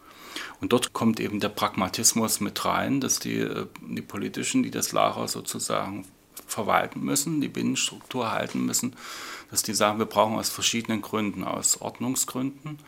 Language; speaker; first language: German; native; German